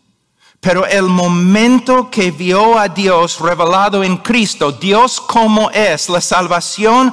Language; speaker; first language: Spanish; non-native, fluent; English